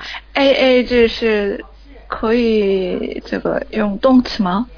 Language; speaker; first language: Chinese; non-native, learner; Korean